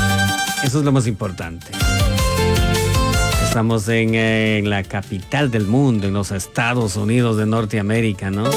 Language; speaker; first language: Spanish; non-native, local second language; Quechua